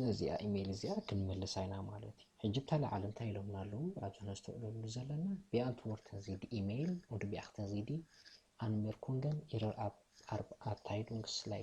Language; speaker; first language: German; non-native, fluent; Tigrinya